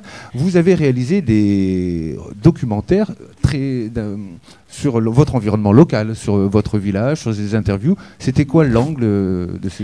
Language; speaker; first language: French; native; French